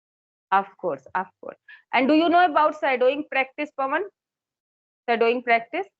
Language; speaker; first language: English; non-native, local second language; Hindi